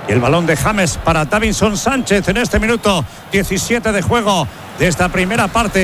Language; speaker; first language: Spanish; native; Spanish